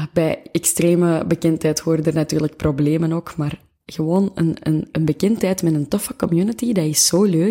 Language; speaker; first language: Dutch; native; Dutch